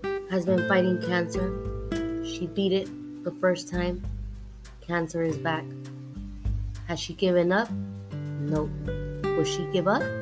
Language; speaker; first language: English; early bilingual, other home language; Spanish